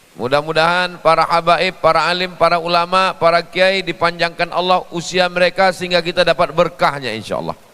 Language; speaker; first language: Indonesian; native; Indonesian